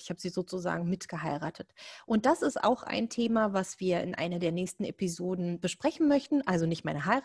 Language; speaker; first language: German; native; German